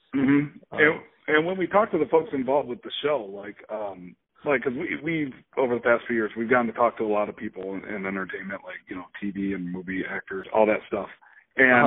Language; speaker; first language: English; native; English